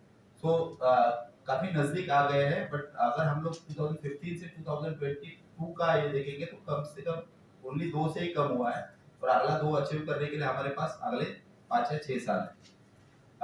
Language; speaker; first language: Hindi; non-native, local second language; Marathi